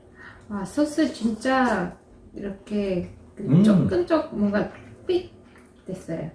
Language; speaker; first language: Korean; non-native, fluent; Russian